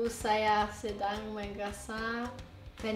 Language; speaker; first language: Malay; non-native, learner; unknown